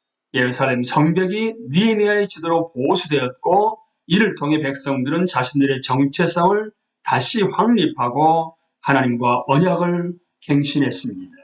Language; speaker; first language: Korean; native; Korean